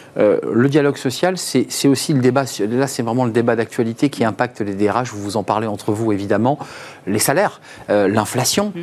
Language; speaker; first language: French; native; French